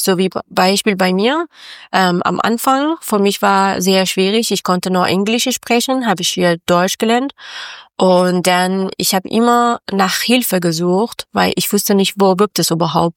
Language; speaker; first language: German; non-native, learner; Persian